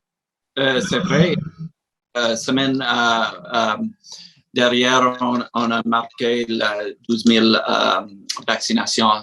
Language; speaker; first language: French; non-native, learner; English